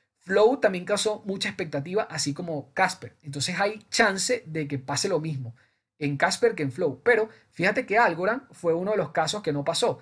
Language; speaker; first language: Spanish; native; Spanish